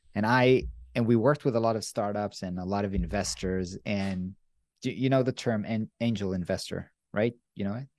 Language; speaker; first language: English; non-native, fluent; Hebrew